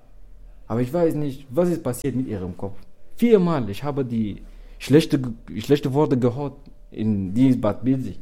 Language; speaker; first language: German; non-native, learner; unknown